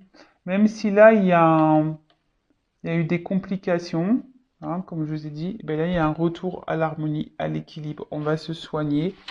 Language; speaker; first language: French; native; French